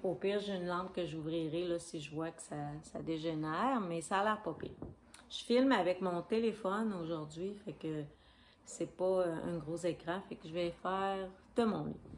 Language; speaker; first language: French; native; French